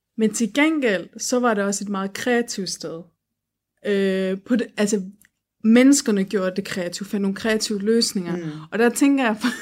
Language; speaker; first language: Danish; early bilingual, other home language; Turkish